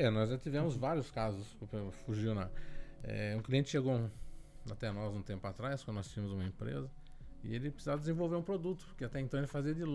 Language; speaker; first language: Portuguese; native; Portuguese